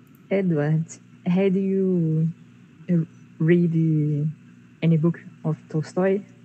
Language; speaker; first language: English; non-native, learner; Portuguese